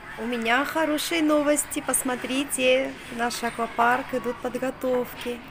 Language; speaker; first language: Russian; native; Russian